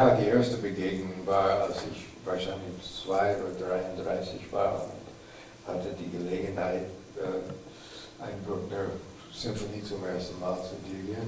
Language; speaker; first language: German; non-native, fluent; English